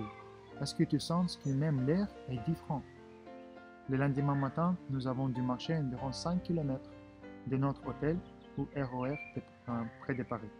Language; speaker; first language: French; non-native, fluent; Russian